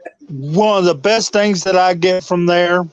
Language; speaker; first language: English; native; English